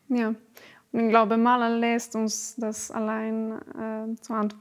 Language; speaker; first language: German; non-native, fluent; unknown